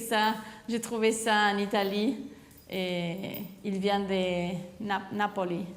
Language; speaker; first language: French; non-native, fluent; Spanish